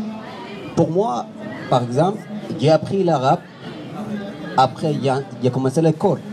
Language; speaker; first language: French; non-native, fluent; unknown